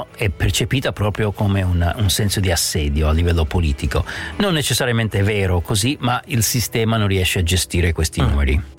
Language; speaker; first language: Italian; non-native, fluent; English